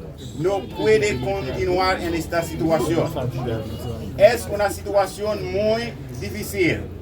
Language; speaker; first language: Spanish; non-native, local second language; Haitian Creole